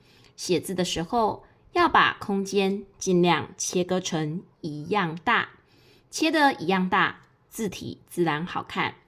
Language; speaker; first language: Chinese; native; Chinese